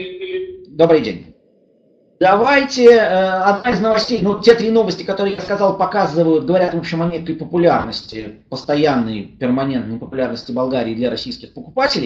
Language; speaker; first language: Russian; native; Russian